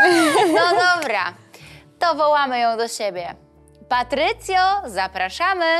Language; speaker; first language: Polish; native; Polish